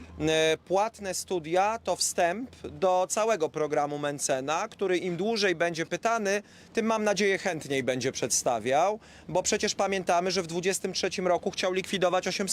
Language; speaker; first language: Polish; native; Polish